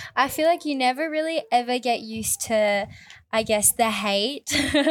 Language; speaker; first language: English; early bilingual, other home language; Filipino